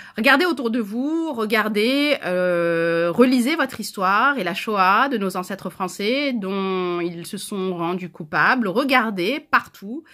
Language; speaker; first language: French; native; French